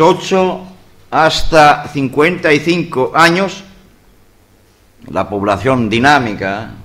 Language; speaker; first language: Spanish; non-native, fluent; Greek